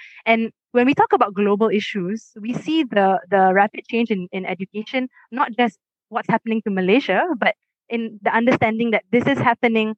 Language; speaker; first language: English; non-native, local second language; Malay